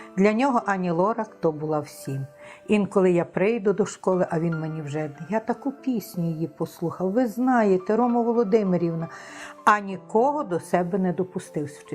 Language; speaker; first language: Ukrainian; native; Ukrainian